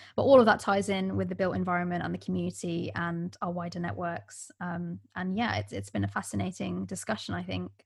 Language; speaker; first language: English; early bilingual, other home language; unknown